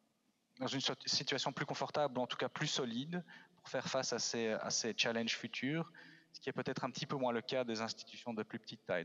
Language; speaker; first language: French; native; French